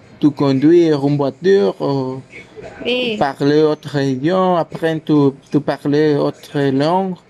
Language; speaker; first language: French; non-native, learner; Spanish